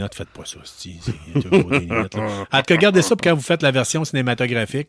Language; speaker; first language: French; native; French